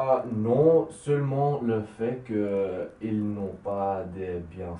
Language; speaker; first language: French; non-native, local second language; Dutch